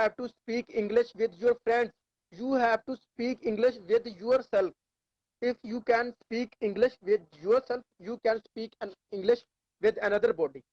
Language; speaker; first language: English; non-native, learner; Urdu